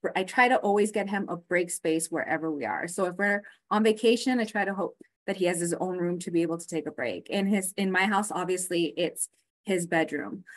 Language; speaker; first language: English; native; English